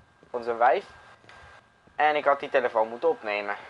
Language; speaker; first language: Dutch; early bilingual, other home language; Bosnian